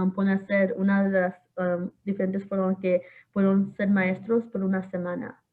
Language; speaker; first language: Spanish; early bilingual, heritage; Spanish